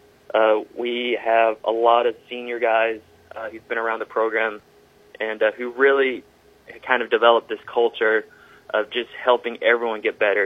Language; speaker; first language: English; native; English